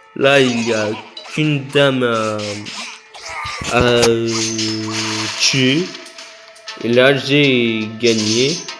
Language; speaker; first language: French; native; French